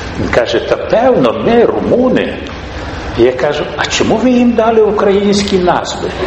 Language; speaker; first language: Ukrainian; native; Ukrainian